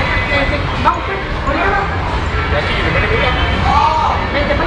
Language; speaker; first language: Spanish; native; Spanish